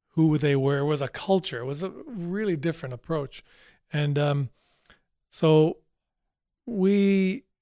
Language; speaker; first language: English; native; English